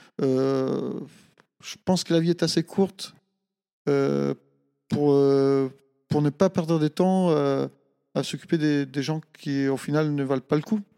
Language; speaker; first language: French; non-native, fluent; Italian